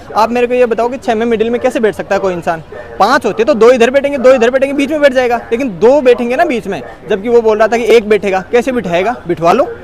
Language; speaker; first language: Hindi; native; Hindi